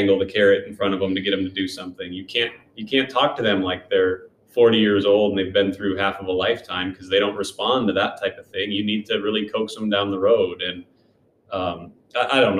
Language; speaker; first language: English; native; English